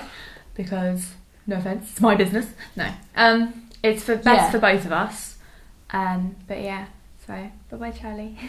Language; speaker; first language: English; native; English